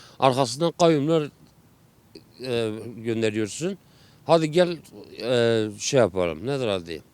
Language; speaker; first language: Turkish; native; Turkish